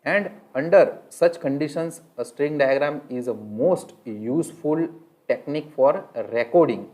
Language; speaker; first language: English; non-native, local second language; Gujarati